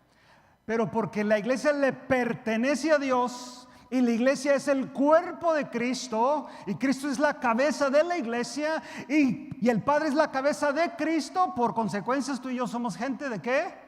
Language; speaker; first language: Spanish; early bilingual, heritage; Spanish